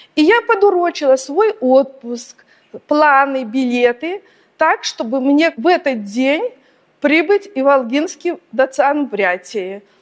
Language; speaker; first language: Russian; native; Russian